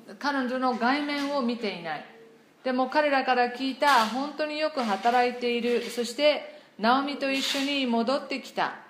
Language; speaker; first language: Japanese; non-native, fluent; English